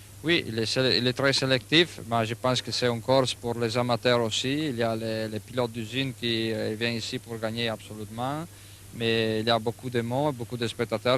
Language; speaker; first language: French; non-native, fluent; Italian